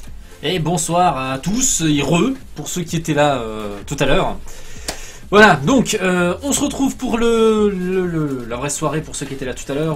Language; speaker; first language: French; native; French